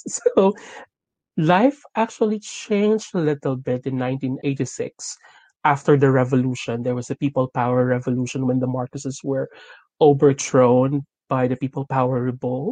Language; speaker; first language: English; non-native, local second language; Filipino